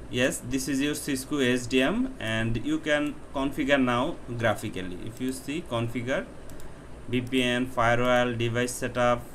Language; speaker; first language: English; non-native, local second language; Bangla